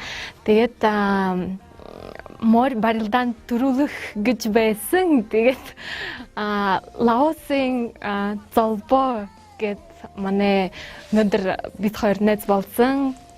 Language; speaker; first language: Mongolian; non-native, learner; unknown